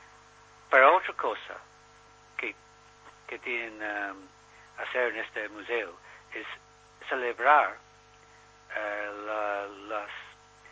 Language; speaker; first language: Spanish; non-native, learner; English